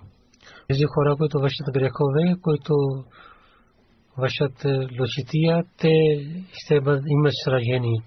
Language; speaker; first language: Bulgarian; non-native, learner; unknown